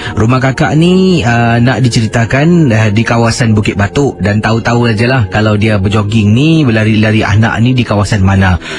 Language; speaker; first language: Malay; native; Malay